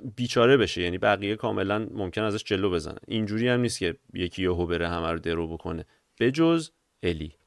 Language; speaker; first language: Persian; native; Persian